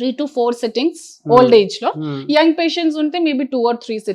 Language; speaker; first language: Telugu; non-native, local second language; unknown